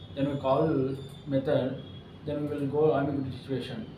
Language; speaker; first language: English; non-native, local second language; Telugu